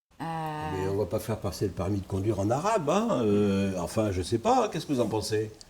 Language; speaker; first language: French; native; French